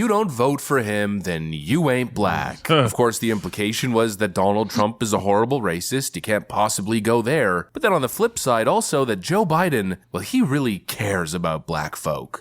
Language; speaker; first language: English; native; English